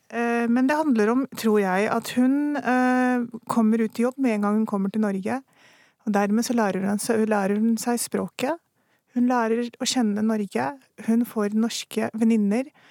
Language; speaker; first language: Norwegian; early bilingual, other home language; Urdu